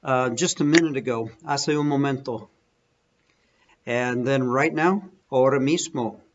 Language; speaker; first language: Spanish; non-native, fluent; English